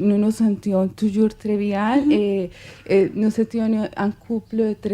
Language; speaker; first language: French; non-native, fluent; Spanish